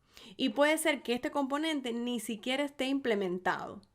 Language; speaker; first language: Spanish; native; Spanish